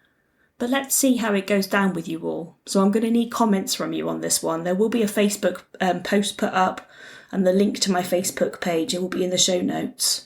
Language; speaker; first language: English; native; English